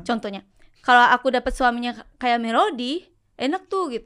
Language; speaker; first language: Indonesian; non-native, fluent; Japanese